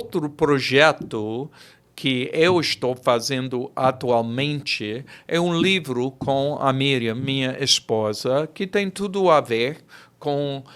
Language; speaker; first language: Portuguese; non-native, fluent; English